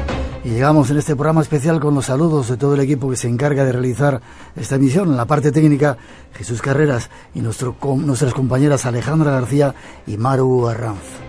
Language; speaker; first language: Spanish; native; Spanish